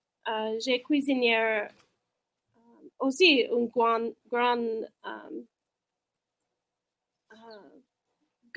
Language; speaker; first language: French; non-native, learner; English